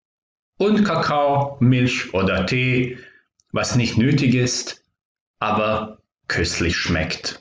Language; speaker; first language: German; non-native, fluent; Croatian